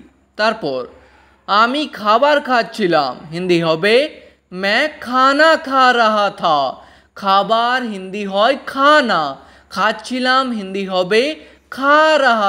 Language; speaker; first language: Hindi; non-native, local second language; Bangla